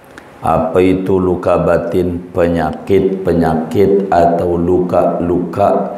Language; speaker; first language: Indonesian; native; Indonesian